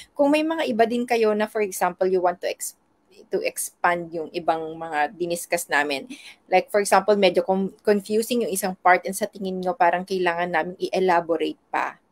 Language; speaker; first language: Filipino; non-native, local second language; Iloko